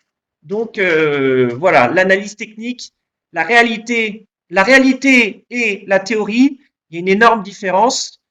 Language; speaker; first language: French; native; French